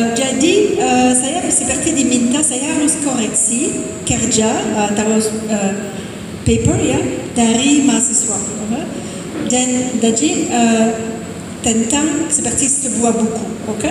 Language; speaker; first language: Indonesian; non-native, fluent; English